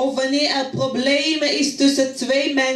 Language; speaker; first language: Dutch; non-native, fluent; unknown